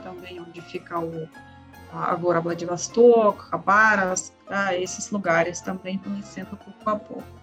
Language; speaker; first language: Portuguese; non-native, learner; Russian